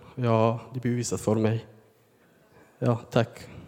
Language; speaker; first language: Swedish; non-native, learner; Persian